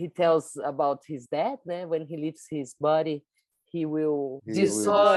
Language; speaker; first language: English; non-native, learner; German